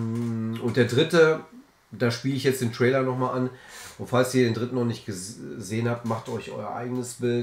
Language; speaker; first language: German; native; German